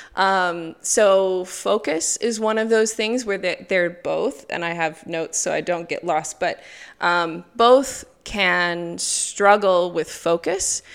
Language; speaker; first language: English; native; English